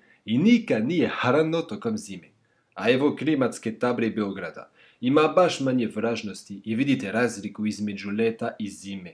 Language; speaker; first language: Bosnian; non-native, fluent; French